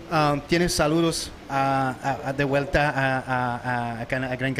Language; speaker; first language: Spanish; non-native, learner; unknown